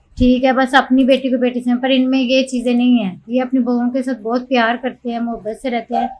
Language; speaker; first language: Urdu; non-native, local second language; Punjabi